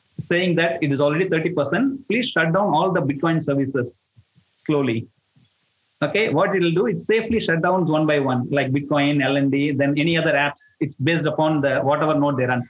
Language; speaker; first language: English; non-native, local second language; Tamil